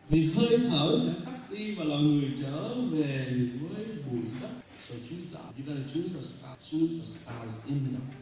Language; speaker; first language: Vietnamese; early bilingual, heritage; Vietnamese